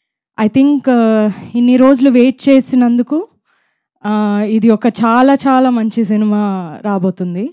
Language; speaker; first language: Telugu; non-native, fluent; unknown